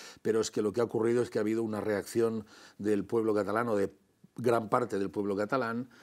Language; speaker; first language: Spanish; non-native, local second language; Catalan